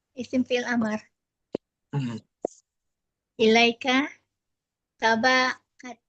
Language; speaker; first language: Arabic; non-native, learner; Indonesian